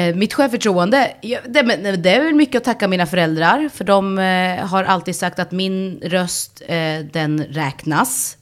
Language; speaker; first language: Swedish; early bilingual, other home language; Spanish